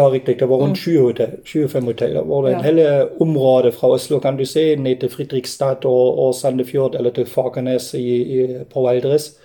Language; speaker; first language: Norwegian; non-native, fluent; German